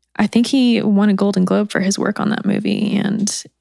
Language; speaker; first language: English; native; English